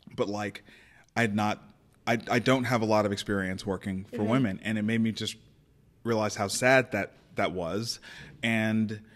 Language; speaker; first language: English; native; English